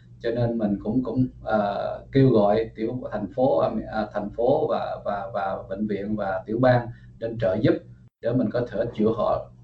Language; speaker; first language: Vietnamese; early bilingual, heritage; Vietnamese